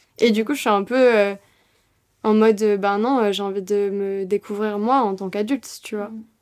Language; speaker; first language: French; native; French